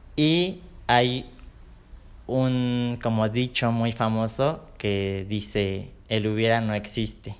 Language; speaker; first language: Spanish; native; Spanish